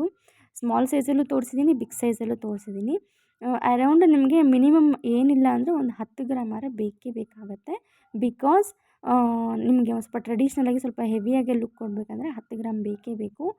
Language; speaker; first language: Kannada; native; Kannada